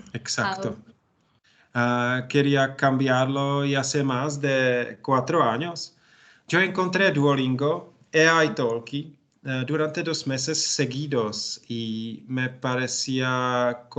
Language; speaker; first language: Spanish; non-native, learner; Czech